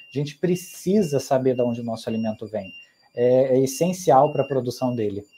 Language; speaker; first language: Portuguese; native; Portuguese